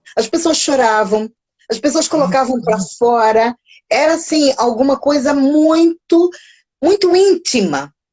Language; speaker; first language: Portuguese; native; Portuguese